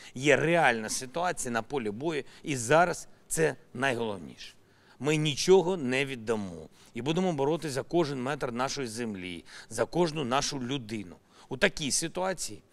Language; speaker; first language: Ukrainian; non-native, local second language; Russian